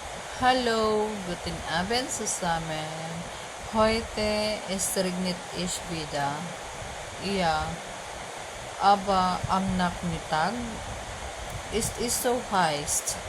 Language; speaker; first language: German; non-native, learner; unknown